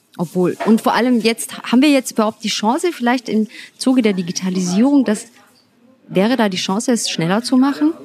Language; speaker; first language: German; early bilingual, other home language; Turkish